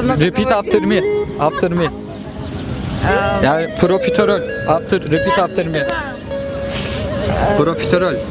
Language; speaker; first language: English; non-native, learner; Turkish